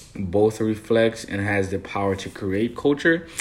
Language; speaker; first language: English; early bilingual, other home language; Haitian Creole